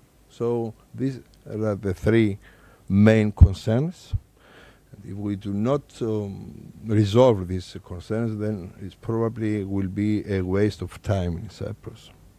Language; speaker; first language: English; non-native, fluent; Greek